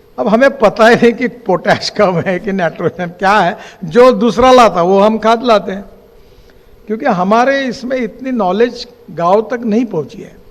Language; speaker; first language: Hindi; non-native, local second language; Marathi